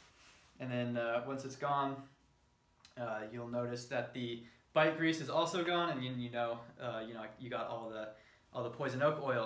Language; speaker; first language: English; native; English